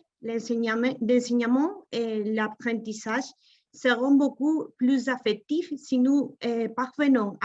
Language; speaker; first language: French; non-native, fluent; Spanish